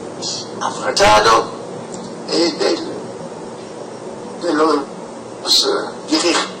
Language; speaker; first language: Spanish; non-native, fluent; French